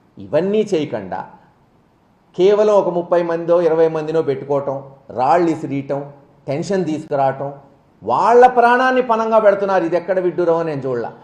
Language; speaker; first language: Telugu; native; Telugu